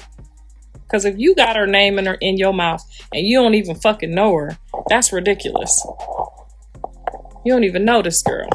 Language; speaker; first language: English; native; English